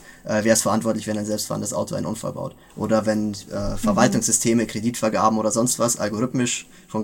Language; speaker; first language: German; native; German